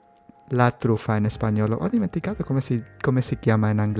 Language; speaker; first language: Italian; non-native, learner; Spanish